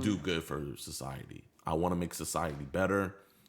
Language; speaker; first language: English; native; English